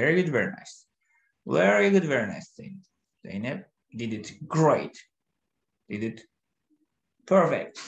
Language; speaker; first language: English; non-native, fluent; Turkish